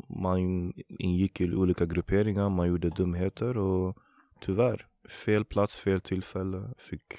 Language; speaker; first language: Swedish; early bilingual, other home language; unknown